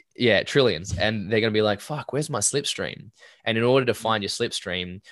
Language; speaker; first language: English; native; English